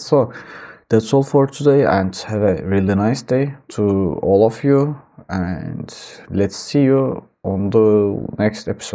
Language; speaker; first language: English; non-native, fluent; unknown